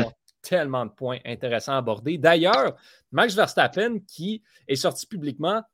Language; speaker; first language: French; native; French